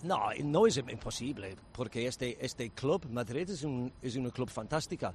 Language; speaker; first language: Spanish; non-native, learner; English